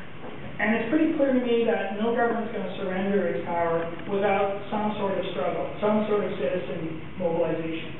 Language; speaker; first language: English; native; English